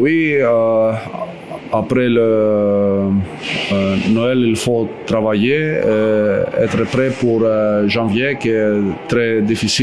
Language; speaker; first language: French; non-native, fluent; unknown